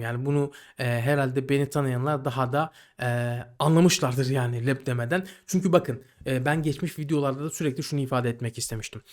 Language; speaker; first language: Turkish; native; Turkish